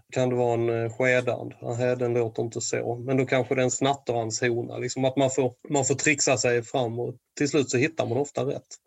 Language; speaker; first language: Swedish; native; Swedish